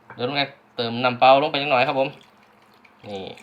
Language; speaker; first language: Thai; non-native, local second language; Northeastern Thai